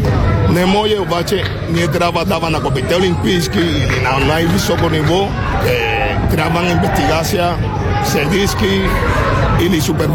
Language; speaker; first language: Bulgarian; non-native, learner; Spanish